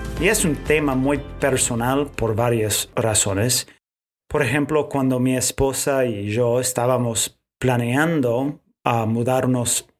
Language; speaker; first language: Spanish; non-native, fluent; English